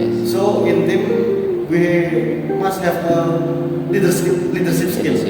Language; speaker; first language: English; non-native, learner; Indonesian